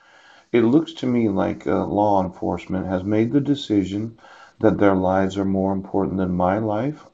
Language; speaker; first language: English; native; English